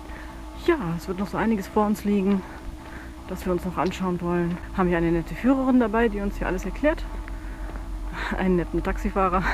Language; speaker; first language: German; native; German